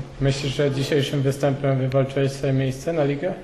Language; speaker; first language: Polish; native; Polish